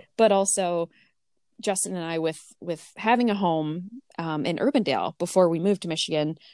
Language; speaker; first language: English; native; English